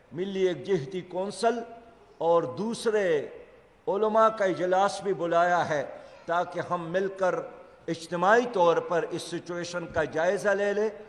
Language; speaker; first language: Urdu; non-native, local second language; Pashto